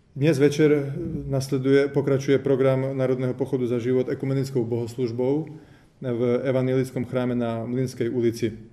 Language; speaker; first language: Slovak; native; Slovak